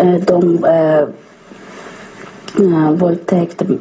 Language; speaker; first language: Swedish; non-native, learner; Persian